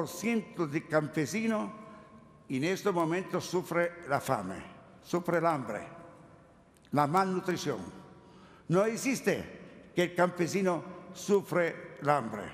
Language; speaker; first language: Spanish; non-native, learner; Italian